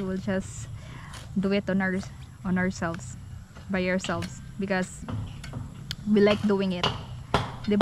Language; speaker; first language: English; non-native, local second language; Cebuano